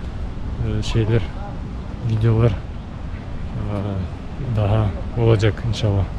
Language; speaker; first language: Turkish; non-native, learner; Bashkir